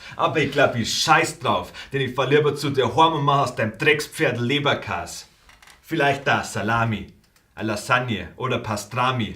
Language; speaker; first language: German; native; German